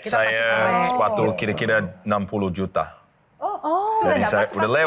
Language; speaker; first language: Indonesian; non-native, learner; English